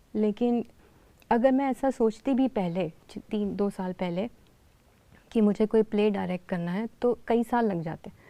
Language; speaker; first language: Hindi; native; Hindi